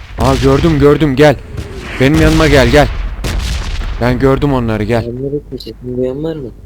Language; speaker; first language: Turkish; native; Turkish